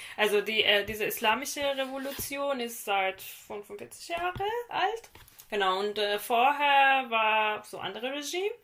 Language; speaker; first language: German; non-native, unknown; Persian